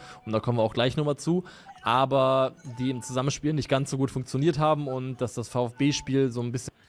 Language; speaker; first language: German; native; German